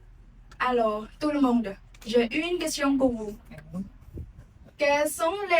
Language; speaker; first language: French; non-native, learner; Khmer